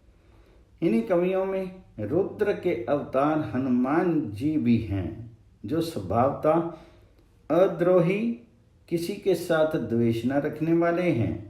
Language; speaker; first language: Hindi; native; Hindi